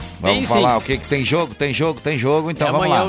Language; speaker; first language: Portuguese; native; Portuguese